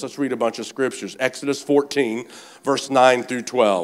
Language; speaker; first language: English; native; English